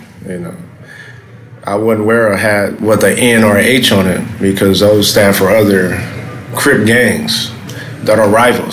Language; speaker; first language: English; native; English